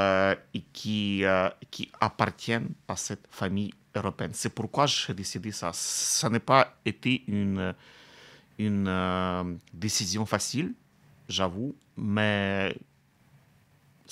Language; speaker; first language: French; non-native, fluent; Russian